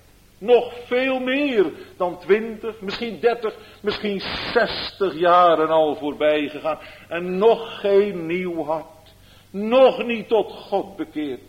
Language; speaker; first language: Dutch; native; Dutch